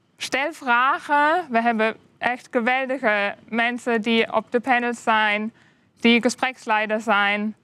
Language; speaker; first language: Dutch; non-native, fluent; German